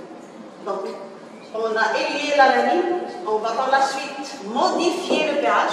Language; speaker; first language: French; non-native, local second language; Arabic